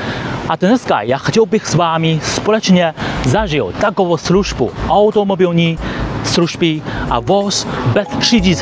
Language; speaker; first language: Czech; non-native, learner; Chinese